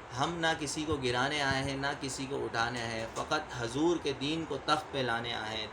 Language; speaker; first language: Urdu; native; Urdu